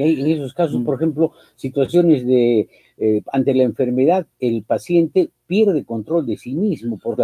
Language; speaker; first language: Spanish; native; Spanish